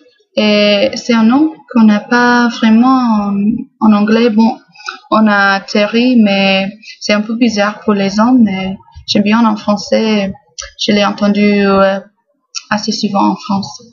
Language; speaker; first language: French; non-native, fluent; English